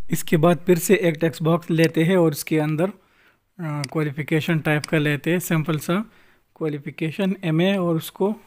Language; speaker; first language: Urdu; non-native, local second language; Pashto